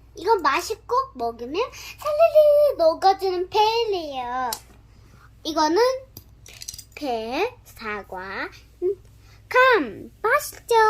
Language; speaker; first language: Korean; early bilingual, other home language; Telugu